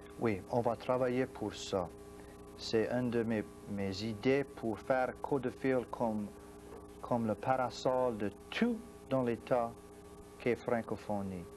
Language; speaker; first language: French; non-native, local second language; English